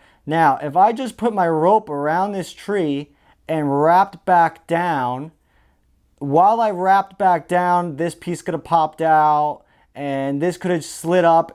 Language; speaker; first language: English; native; English